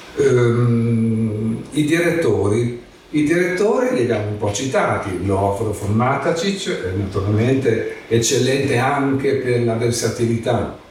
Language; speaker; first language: Italian; native; Italian